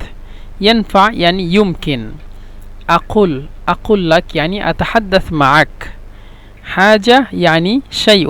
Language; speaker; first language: Egyptian Arabic; non-native, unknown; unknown